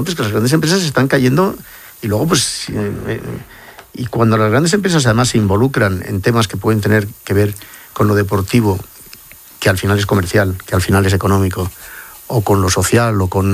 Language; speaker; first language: Spanish; native; Spanish